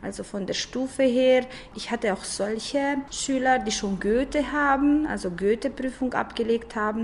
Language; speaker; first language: German; non-native, fluent; Romanian